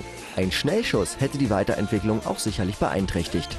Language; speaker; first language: German; native; German